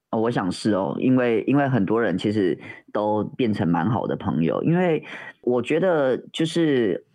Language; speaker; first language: Chinese; native; Chinese